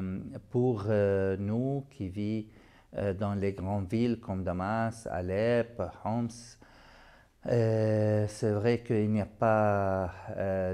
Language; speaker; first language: French; non-native, local second language; Arabic